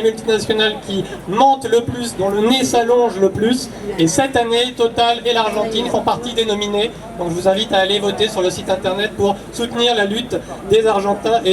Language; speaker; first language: French; native; French